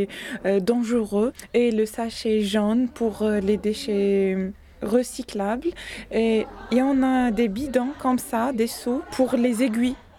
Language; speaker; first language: French; non-native, learner; Arabic